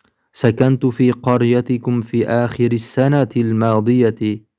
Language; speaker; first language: Arabic; non-native, fluent; Uzbek